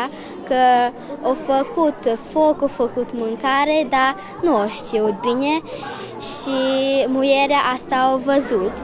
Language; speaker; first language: Romanian; non-native, local second language; Hungarian